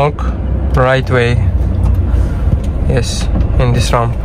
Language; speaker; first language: English; non-native, learner; Turkish